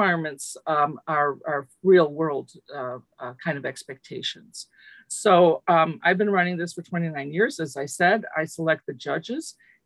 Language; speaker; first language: English; early bilingual, other home language; Lithuanian